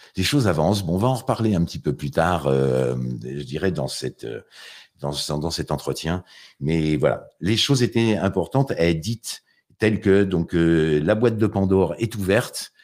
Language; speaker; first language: French; native; French